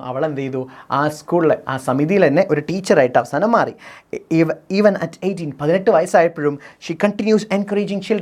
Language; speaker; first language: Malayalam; native; Malayalam